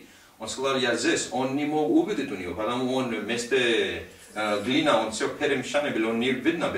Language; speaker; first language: Russian; non-native, learner; Hindi